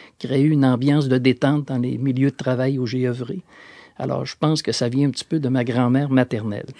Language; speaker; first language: French; native; French